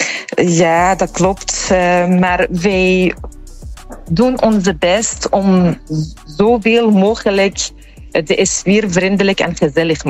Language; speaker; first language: Dutch; non-native, learner; Persian